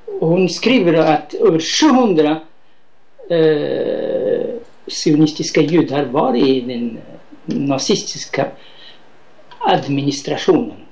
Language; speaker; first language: Swedish; non-native, fluent; Arabic